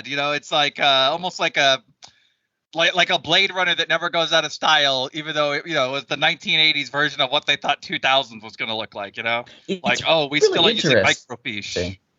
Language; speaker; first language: English; native; English